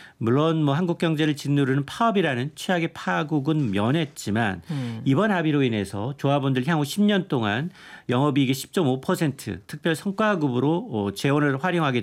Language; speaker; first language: Korean; native; Korean